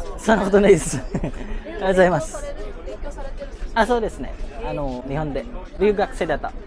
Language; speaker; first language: Japanese; non-native, fluent; Filipino